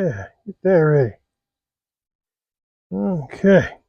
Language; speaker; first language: English; native; English